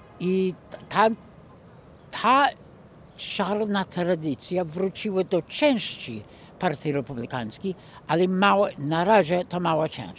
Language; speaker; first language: Polish; non-native, fluent; English